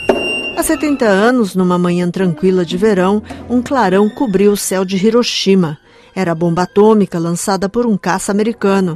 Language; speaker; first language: Portuguese; native; Portuguese